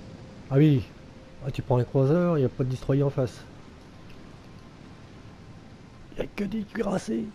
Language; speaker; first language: French; native; French